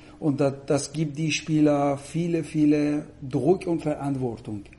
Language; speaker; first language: German; non-native, learner; Persian